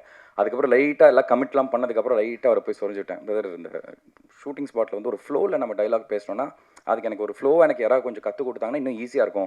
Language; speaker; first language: Tamil; native; Tamil